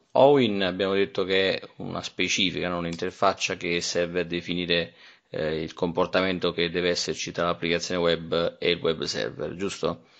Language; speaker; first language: Italian; native; Italian